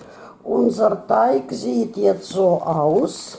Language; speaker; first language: German; non-native, fluent; Russian